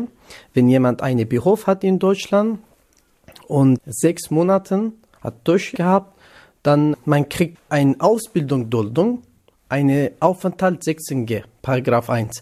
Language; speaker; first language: German; non-native, learner; Kurdish